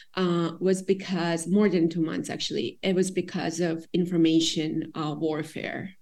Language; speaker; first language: English; non-native, fluent; Serbian